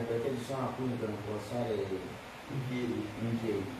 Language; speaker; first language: Italian; non-native, fluent; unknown